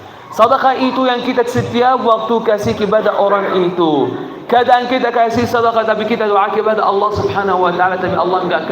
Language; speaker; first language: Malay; non-native, fluent; Arabic